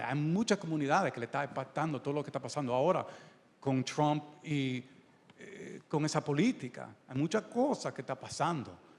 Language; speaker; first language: Spanish; early bilingual, heritage; Spanish